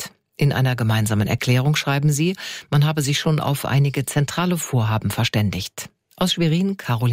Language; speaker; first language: German; native; German